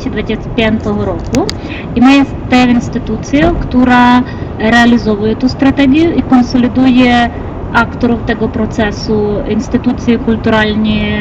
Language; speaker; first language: Polish; non-native, learner; Ukrainian